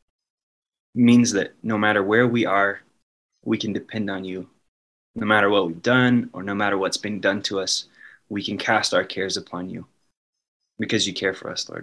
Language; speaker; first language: English; native; English